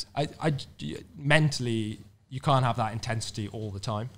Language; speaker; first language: English; native; English